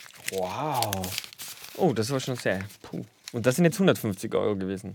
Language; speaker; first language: German; native; German